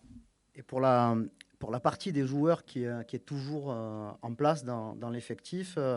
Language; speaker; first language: French; native; French